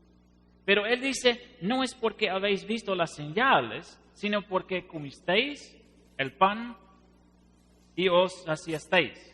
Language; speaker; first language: Spanish; non-native, fluent; Dutch